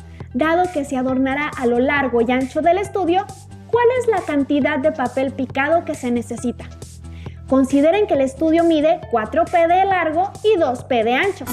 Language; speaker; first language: Spanish; native; Spanish